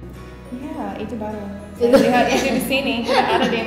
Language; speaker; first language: Indonesian; non-native, fluent; English